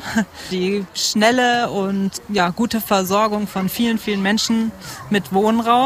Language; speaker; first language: German; native; German